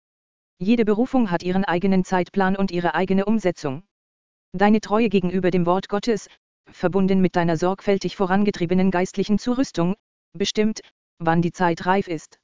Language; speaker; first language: German; native; German